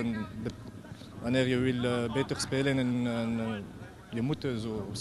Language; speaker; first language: Dutch; non-native, learner; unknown